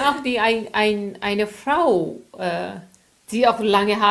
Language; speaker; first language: German; non-native, learner; Korean